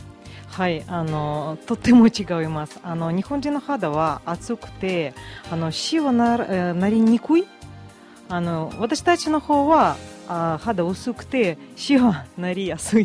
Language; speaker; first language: Japanese; non-native, fluent; Russian